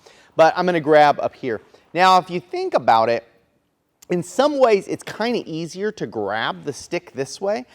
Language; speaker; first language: English; native; English